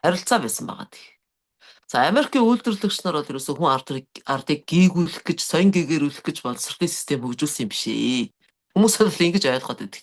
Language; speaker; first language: Mongolian; native; Mongolian